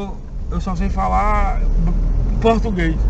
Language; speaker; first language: Portuguese; native; Portuguese